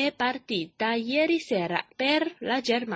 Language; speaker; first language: Italian; non-native, fluent; Chinese